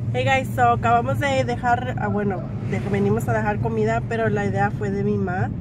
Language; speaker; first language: Spanish; early bilingual, heritage; Spanish